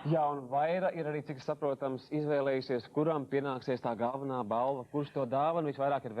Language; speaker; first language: Latvian; native; Latvian